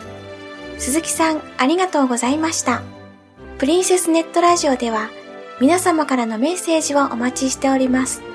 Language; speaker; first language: Japanese; native; Japanese